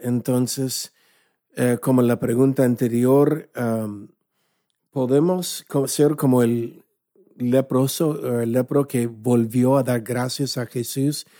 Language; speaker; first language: Spanish; non-native, fluent; English